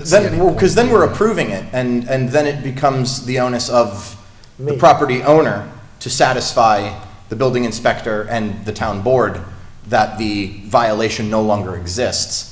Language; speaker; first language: English; native; English